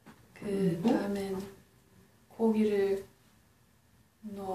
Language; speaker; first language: Korean; non-native, learner; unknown